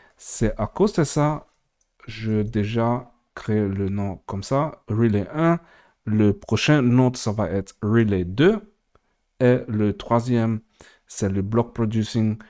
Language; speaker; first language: French; non-native, fluent; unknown